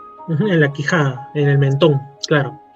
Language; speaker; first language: Spanish; native; Spanish